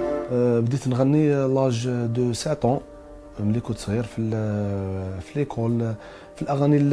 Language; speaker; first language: Arabic; native; Arabic